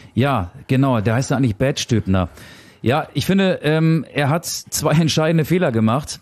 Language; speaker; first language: German; native; German